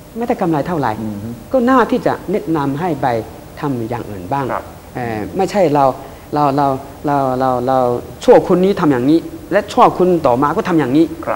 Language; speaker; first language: Thai; non-native, fluent; Chinese